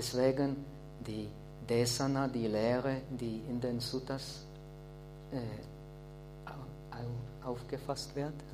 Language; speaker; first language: German; non-native, fluent; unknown